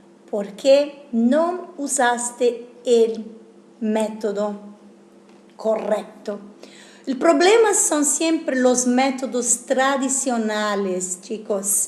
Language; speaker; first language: Spanish; non-native, fluent; Italian